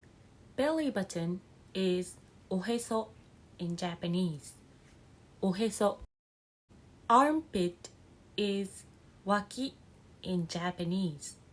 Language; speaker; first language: English; non-native, fluent; Japanese